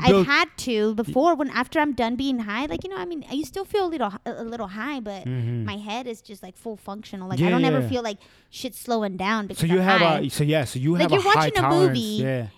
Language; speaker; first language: English; non-native, fluent; Spanish